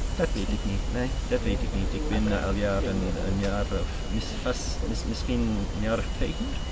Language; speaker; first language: Dutch; non-native, learner; English